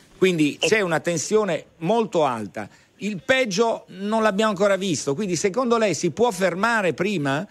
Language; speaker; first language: Italian; native; Italian